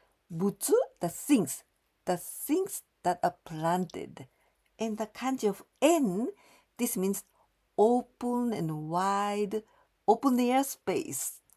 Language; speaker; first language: English; non-native, fluent; Japanese